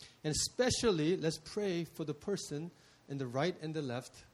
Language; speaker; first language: English; early bilingual, other home language; Korean